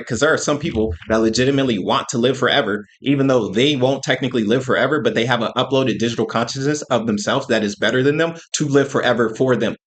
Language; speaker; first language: English; native; English